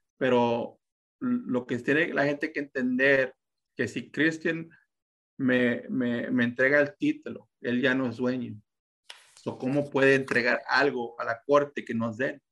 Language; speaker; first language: Spanish; early bilingual, heritage; Spanish